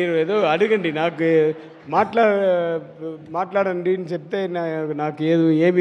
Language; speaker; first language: Telugu; non-native, learner; Tamil